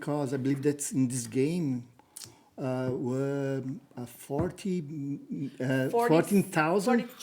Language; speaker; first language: English; non-native, learner; Portuguese